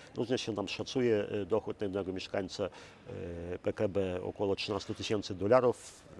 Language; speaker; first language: Polish; native; Polish